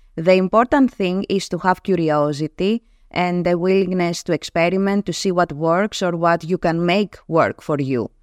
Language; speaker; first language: English; non-native, fluent; Greek